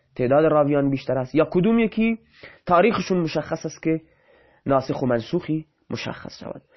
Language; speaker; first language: Persian; non-native, local second language; Baluchi